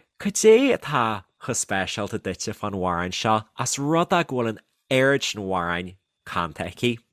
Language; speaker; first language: Irish; native; Irish